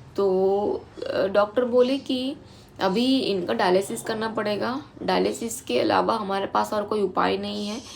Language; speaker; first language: Hindi; non-native, local second language; Bangla